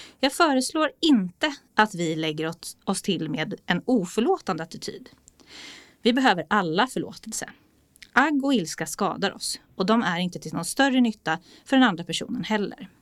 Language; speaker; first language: Swedish; native; Swedish